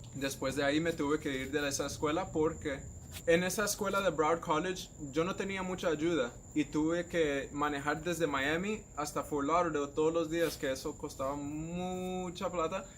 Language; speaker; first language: Spanish; native; Spanish